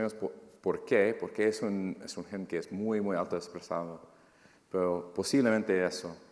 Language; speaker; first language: Spanish; non-native, fluent; English